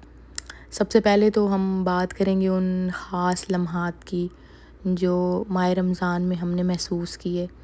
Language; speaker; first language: Urdu; native; Urdu